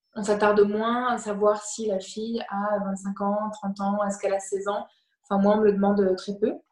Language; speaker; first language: French; native; French